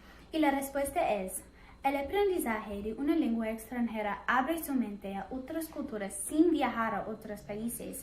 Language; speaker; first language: Spanish; non-native, fluent; English